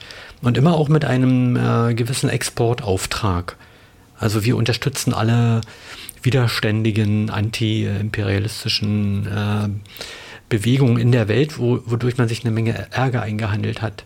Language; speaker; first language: German; native; German